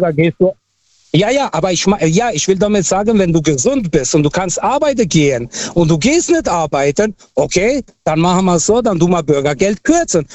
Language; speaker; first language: German; non-native, fluent; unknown